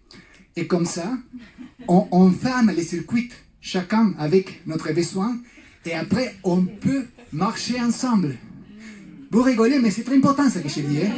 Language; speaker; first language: French; non-native, fluent; Spanish